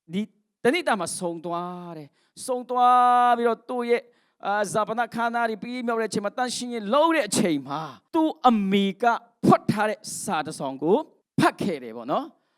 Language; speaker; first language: Burmese; non-native, local second language; Hakha Chin